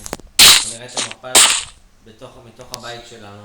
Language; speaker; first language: Hebrew; native; Hebrew